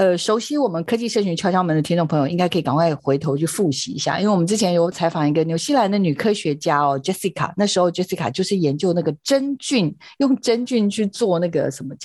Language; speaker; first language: Chinese; native; Chinese